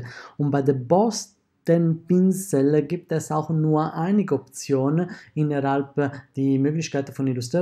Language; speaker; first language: German; non-native, fluent; Italian